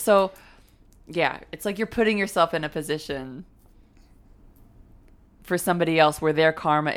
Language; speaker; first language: English; native; English